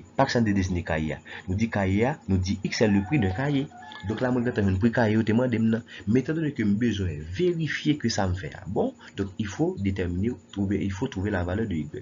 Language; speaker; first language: French; non-native, local second language; Haitian Creole